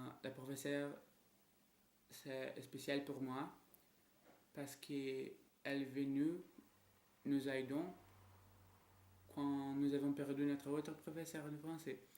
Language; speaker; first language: French; non-native, learner; Portuguese